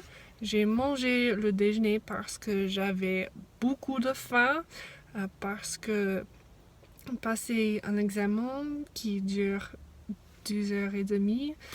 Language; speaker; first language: French; non-native, fluent; English